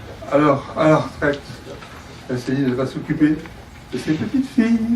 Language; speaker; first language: French; native; French